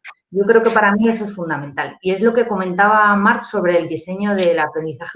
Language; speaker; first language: Spanish; native; Spanish